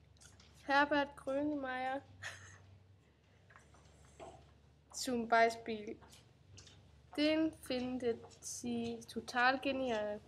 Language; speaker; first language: German; non-native, learner; Danish